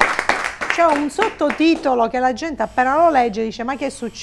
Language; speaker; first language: Italian; native; Italian